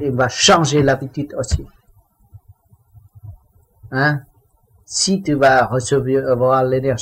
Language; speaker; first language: French; non-native, learner; Vietnamese